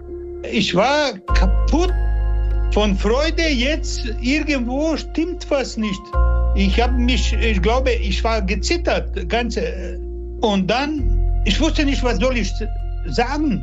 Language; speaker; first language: German; non-native, learner; Serbian